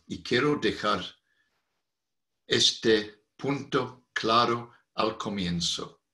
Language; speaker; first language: Spanish; non-native, fluent; English